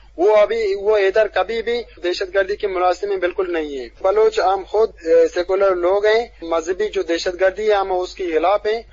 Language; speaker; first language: Urdu; non-native, local second language; Baluchi